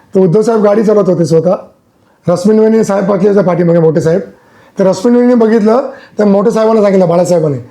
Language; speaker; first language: Marathi; non-native, local second language; Gujarati